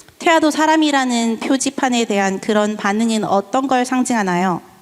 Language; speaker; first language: Korean; native; Korean